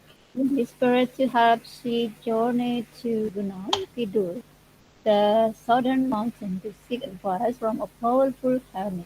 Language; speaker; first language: English; non-native, learner; Indonesian